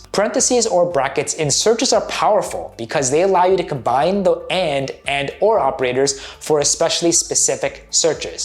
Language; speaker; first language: English; native; English